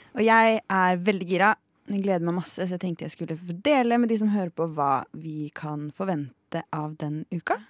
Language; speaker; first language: Norwegian; native; Norwegian